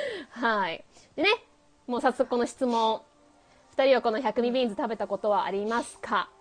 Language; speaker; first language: Japanese; native; Japanese